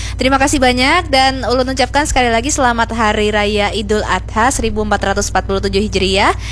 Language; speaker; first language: Indonesian; native; Indonesian